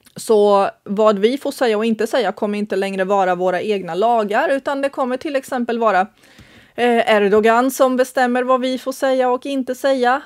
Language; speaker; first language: Swedish; early bilingual, other home language; Bosnian